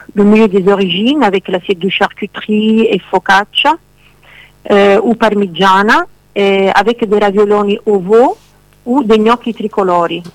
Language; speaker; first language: French; non-native, fluent; Italian